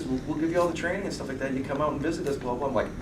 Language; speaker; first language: English; native; English